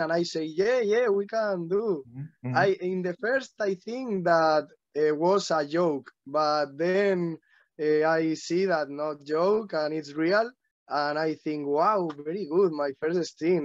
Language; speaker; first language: English; non-native, learner; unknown